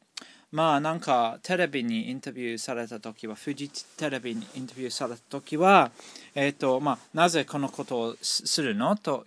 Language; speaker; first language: Japanese; non-native, fluent; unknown